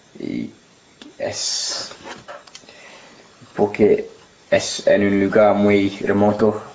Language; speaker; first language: Spanish; non-native, learner; English